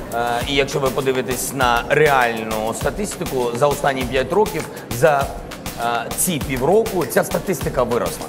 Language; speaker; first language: Ukrainian; non-native, local second language; Russian